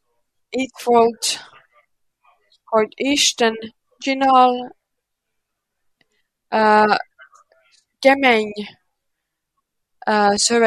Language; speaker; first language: Hungarian; non-native, learner; Finnish